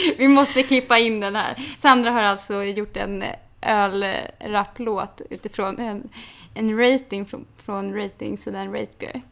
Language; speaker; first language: Swedish; native; Swedish